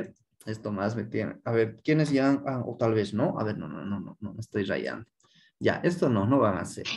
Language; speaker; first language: Spanish; native; Spanish